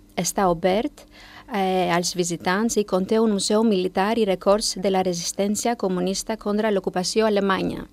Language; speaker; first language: Catalan; non-native, learner; Albanian